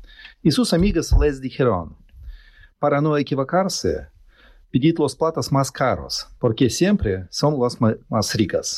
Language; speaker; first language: Spanish; non-native, fluent; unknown